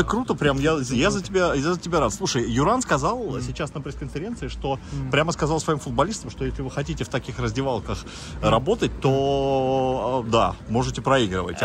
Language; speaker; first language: Russian; native; Russian